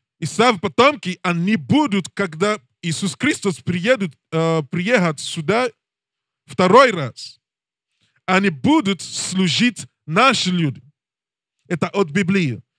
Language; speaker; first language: Russian; non-native, learner; English